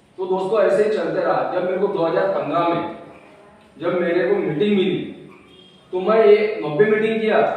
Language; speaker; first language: Hindi; non-native, local second language; Marathi